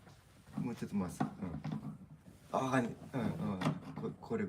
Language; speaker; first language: Japanese; native; Japanese